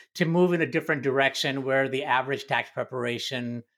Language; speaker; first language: English; early bilingual, other home language; Hindi